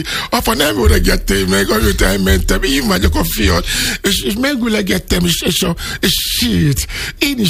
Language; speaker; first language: Hungarian; non-native, learner; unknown